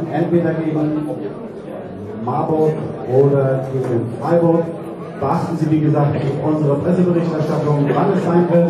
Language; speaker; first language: German; native; German